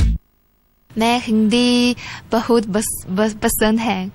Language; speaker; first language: Hindi; non-native, learner; Chinese